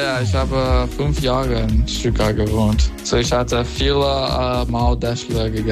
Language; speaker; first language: German; non-native, learner; English